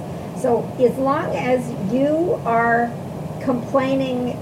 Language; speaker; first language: English; native; English